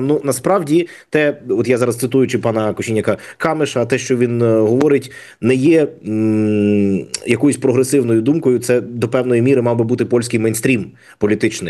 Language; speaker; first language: Ukrainian; native; Ukrainian